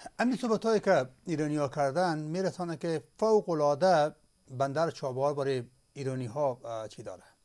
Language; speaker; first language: Persian; native; Persian